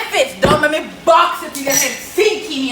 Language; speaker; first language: English; native; English